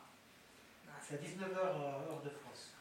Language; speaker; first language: French; native; French